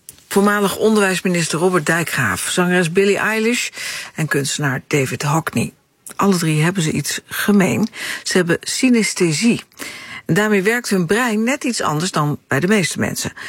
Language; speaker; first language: Dutch; native; Dutch